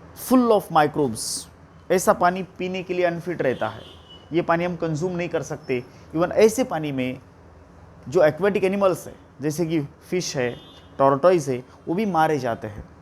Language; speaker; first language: Hindi; non-native, local second language; Marathi